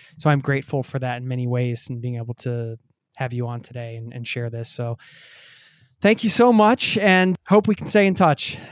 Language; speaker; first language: English; native; English